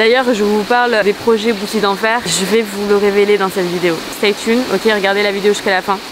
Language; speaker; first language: French; native; French